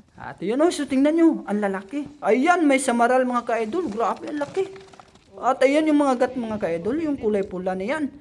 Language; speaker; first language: Filipino; non-native, local second language; Cebuano